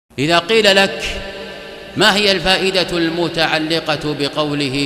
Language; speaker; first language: Arabic; native; Arabic